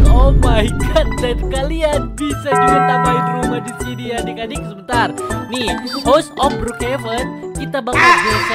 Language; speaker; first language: Indonesian; native; Indonesian